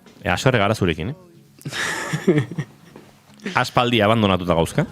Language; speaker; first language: Basque; native; Basque